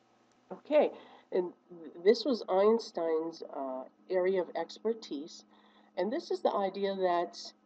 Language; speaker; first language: English; native; English